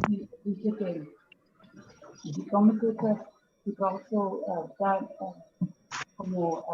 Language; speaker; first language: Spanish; early bilingual, heritage; Spanish